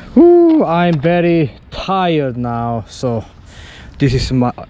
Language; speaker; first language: English; non-native, learner; Korean